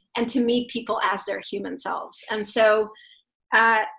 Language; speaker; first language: English; non-native, fluent; Russian